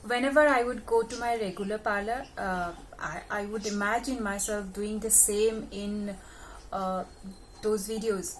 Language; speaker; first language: English; non-native, local second language; Hindi